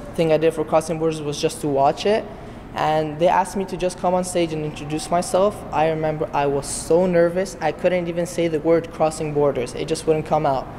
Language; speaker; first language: English; non-native, fluent; Kurdish